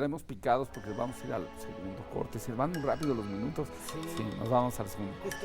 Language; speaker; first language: Spanish; native; Spanish